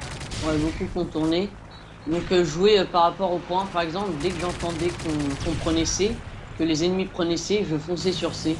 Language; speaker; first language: French; native; French